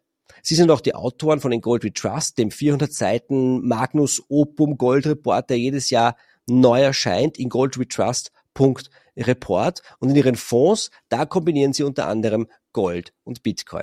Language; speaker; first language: German; native; German